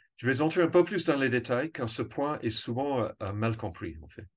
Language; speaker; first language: French; non-native, fluent; English